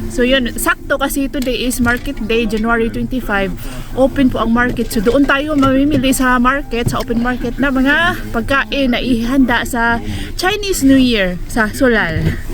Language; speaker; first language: Filipino; non-native, local second language; Cebuano